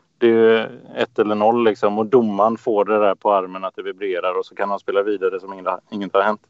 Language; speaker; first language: Swedish; native; Swedish